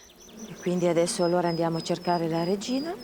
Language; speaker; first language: Italian; native; Italian